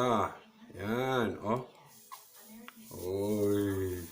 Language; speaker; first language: Filipino; non-native, learner; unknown